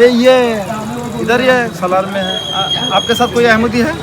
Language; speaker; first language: Hindi; non-native, local second language; Bangla